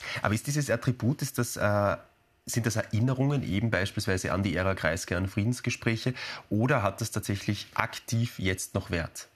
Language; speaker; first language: German; native; German